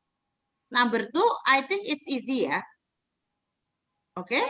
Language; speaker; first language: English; non-native, fluent; Indonesian